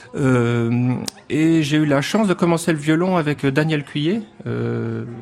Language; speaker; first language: French; native; French